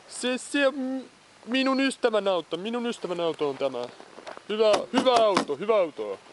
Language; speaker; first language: Finnish; non-native, learner; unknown